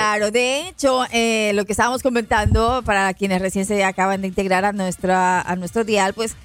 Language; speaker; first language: Spanish; native; Spanish